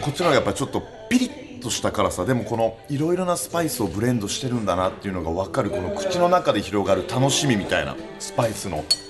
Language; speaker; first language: Japanese; native; Japanese